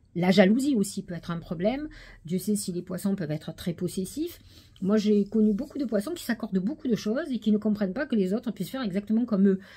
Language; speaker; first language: French; native; French